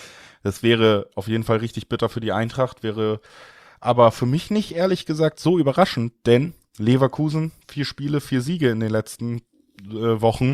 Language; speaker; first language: German; native; German